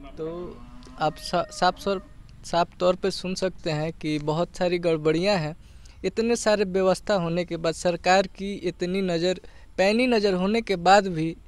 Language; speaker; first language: Hindi; native; Hindi